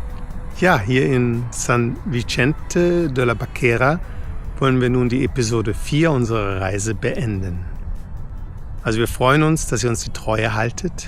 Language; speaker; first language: German; native; German